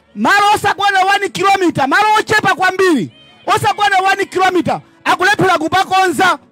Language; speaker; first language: Nyanja; native; Nyanja